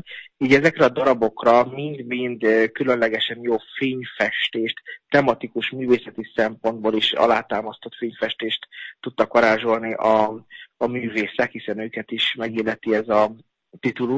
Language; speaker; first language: Hungarian; native; Hungarian